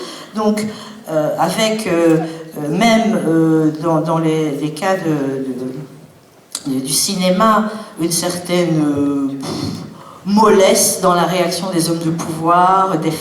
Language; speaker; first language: French; native; French